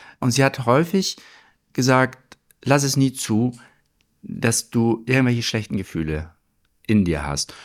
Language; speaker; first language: German; early bilingual, other home language; Turkish